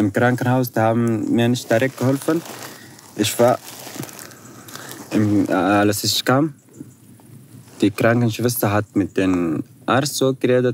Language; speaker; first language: German; non-native, fluent; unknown